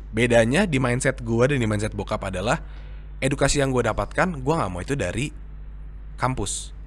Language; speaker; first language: Indonesian; native; Indonesian